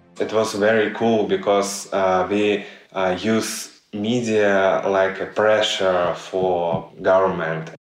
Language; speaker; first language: English; non-native, learner; Russian